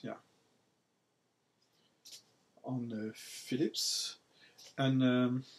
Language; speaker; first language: English; non-native, learner; French